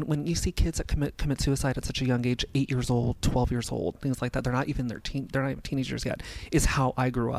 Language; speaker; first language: English; native; English